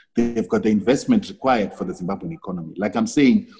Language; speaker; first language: English; non-native, local second language; Shona